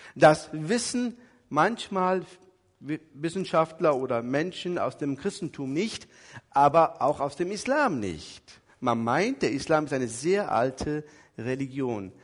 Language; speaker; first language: German; early bilingual, other home language; Turkish